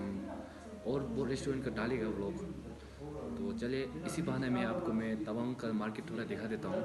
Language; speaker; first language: Hindi; non-native, local second language; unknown